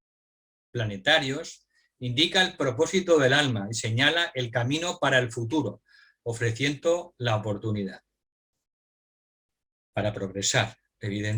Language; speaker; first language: Spanish; native; Spanish